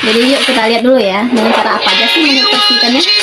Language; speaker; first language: Indonesian; native; Indonesian